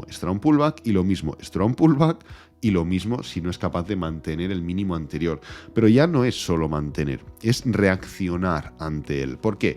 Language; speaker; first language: Spanish; native; Spanish